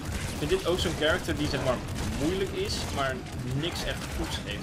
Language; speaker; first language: Dutch; native; Dutch